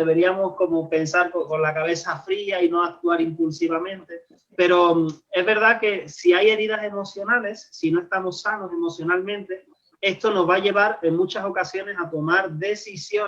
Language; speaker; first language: Spanish; native; Spanish